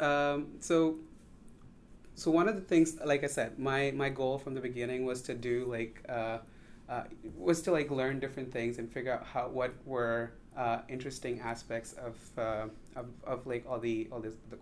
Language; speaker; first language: English; non-native, local second language; Tamil